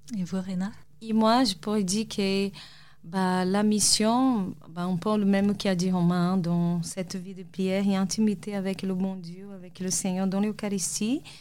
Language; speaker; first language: French; non-native, fluent; Portuguese